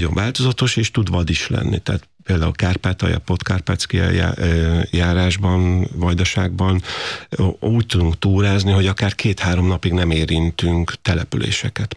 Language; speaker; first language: Hungarian; native; Hungarian